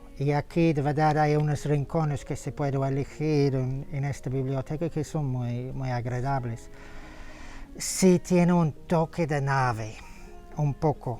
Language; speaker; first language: Spanish; non-native, fluent; English